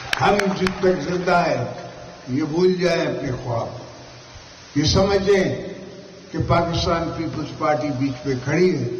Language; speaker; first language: Urdu; non-native, local second language; Saraiki